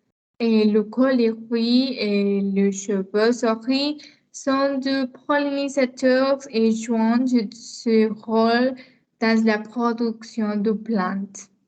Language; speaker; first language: French; non-native, learner; Spanish